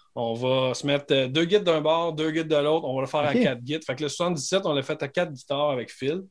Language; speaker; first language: French; native; French